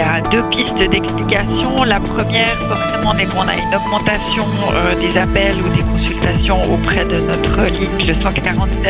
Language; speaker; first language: French; native; French